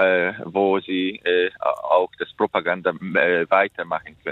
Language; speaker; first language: German; non-native, fluent; Hungarian